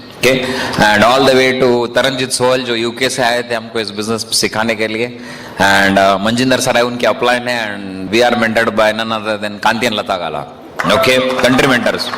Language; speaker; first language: Hindi; non-native, local second language; Marathi